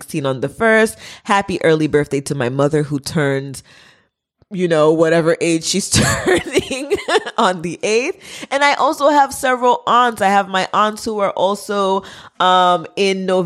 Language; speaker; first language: English; early bilingual, other home language; Haitian Creole